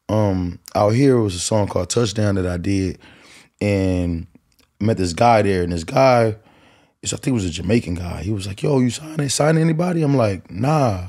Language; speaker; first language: English; native; English